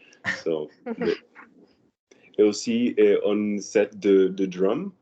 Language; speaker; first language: French; non-native, learner; Spanish